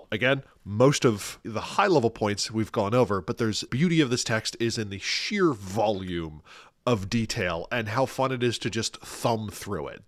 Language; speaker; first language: English; native; English